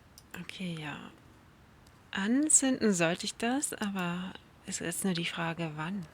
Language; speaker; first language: German; native; German